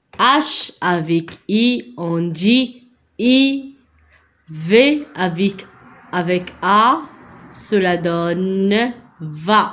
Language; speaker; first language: French; non-native, local second language; Arabic